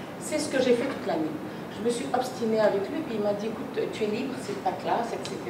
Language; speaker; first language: French; native; French